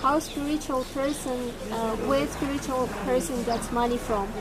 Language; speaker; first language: English; non-native, learner; Russian